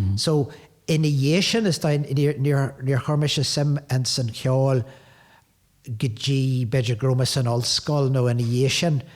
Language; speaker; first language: Irish; non-native, local second language; English